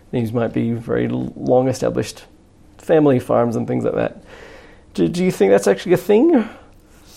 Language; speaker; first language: English; native; English